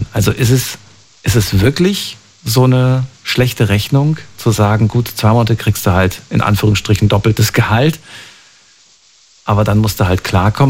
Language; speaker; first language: German; native; German